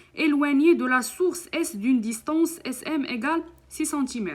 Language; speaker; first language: French; non-native, local second language; Arabic